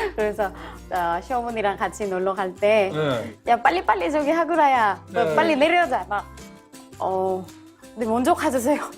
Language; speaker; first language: Korean; non-native, fluent; Filipino